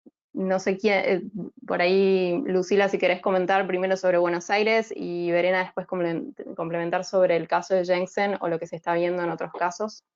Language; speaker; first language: Spanish; native; Spanish